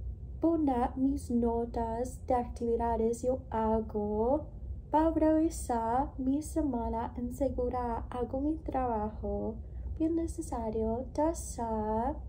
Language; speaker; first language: Spanish; non-native, learner; English